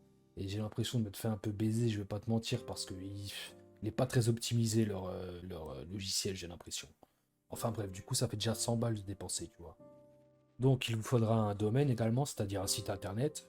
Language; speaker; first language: French; native; French